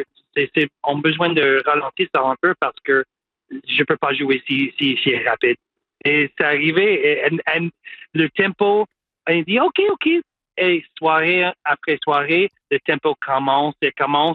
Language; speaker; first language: French; non-native, local second language; English